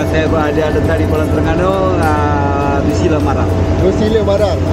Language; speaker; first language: Malay; native; Malay